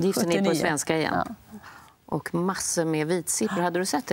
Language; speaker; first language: Swedish; native; Swedish